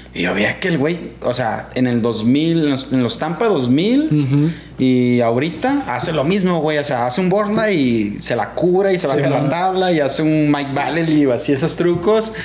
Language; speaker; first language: Spanish; native; Spanish